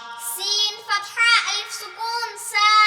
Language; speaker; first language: Arabic; non-native, learner; Bangla